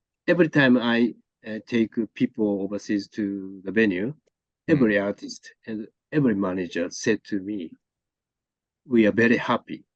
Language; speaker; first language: English; non-native, learner; Japanese